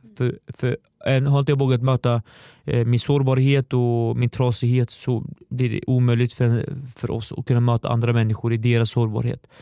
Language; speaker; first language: Swedish; early bilingual, other home language; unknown